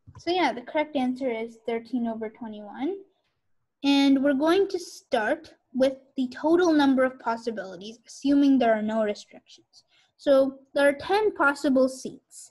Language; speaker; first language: English; native; English